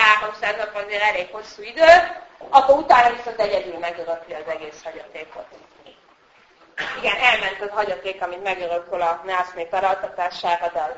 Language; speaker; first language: Hungarian; native; Hungarian